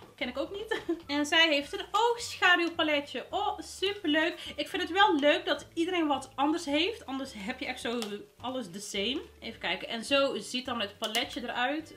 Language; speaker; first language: Dutch; early bilingual, other home language; Arabic